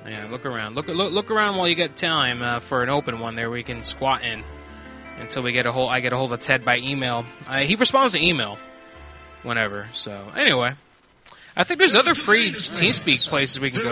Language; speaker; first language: English; native; English